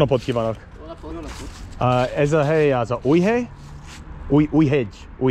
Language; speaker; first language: Hungarian; non-native, learner; English